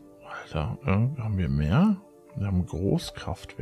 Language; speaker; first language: German; native; German